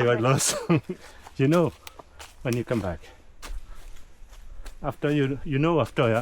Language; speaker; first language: English; non-native, learner; French